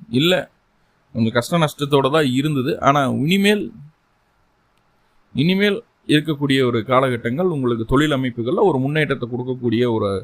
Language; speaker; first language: Tamil; native; Tamil